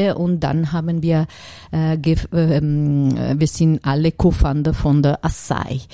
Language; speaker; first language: German; non-native, fluent; Italian